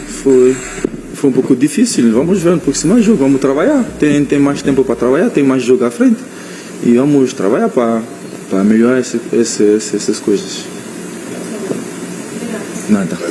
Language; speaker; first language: Portuguese; non-native, learner; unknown